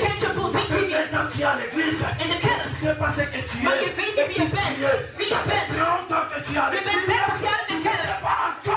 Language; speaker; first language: Dutch; non-native, fluent; French